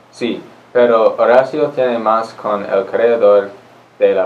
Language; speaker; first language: Spanish; non-native, learner; English